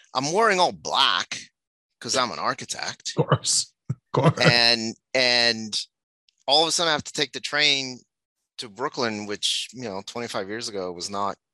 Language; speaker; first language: English; non-native, fluent; Spanish